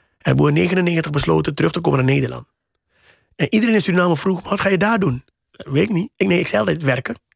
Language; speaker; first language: Dutch; native; Dutch